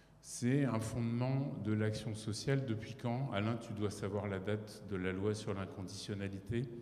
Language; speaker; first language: French; native; French